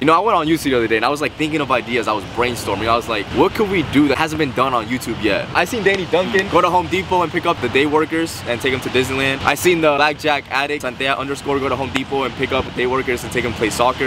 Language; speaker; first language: English; native; English